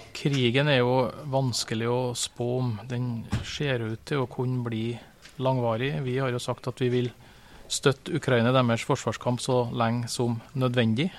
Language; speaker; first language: Norwegian; native; Norwegian